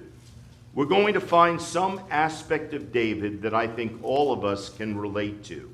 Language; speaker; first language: English; native; English